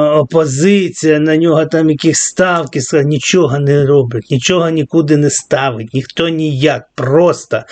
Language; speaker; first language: Ukrainian; non-native, local second language; Russian